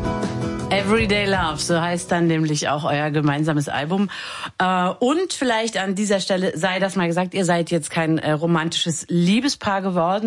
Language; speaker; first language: German; native; German